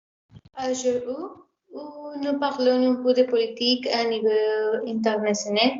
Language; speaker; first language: French; non-native, learner; Spanish